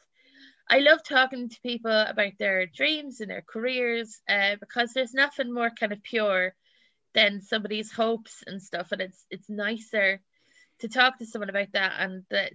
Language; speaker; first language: English; native; English